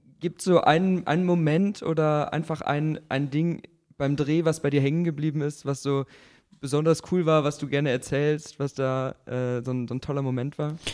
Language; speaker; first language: German; native; German